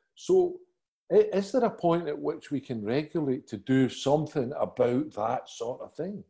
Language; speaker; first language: English; native; English